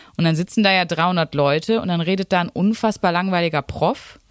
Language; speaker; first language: German; native; German